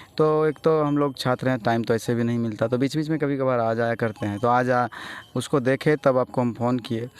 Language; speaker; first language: Hindi; native; Hindi